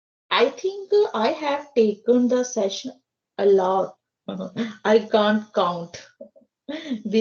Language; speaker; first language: English; non-native, learner; Hindi